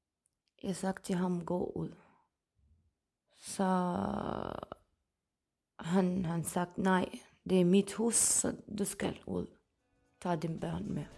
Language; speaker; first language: Danish; non-native, fluent; Arabic